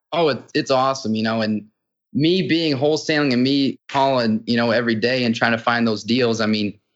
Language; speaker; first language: English; native; English